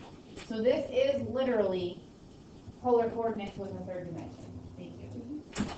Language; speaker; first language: English; native; English